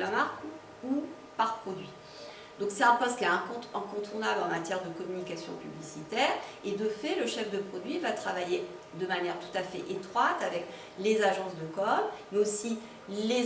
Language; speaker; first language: French; native; French